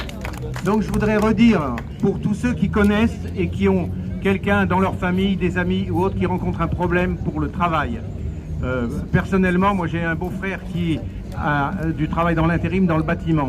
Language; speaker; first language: French; native; French